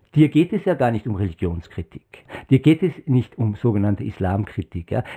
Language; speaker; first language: German; non-native, fluent; Persian